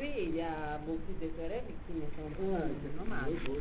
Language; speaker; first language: French; non-native, fluent; Italian